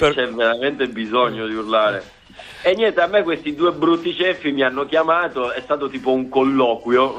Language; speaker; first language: Italian; native; Italian